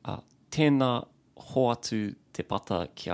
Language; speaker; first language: Māori; non-native, learner; English